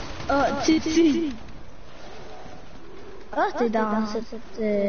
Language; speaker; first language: French; native; French